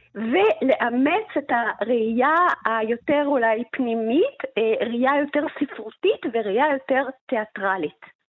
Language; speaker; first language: Hebrew; early bilingual, other home language; Russian